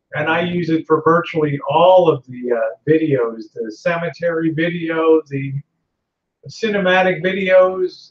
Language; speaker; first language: English; native; English